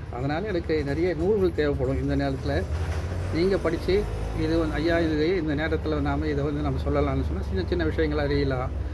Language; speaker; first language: Tamil; non-native, local second language; Urdu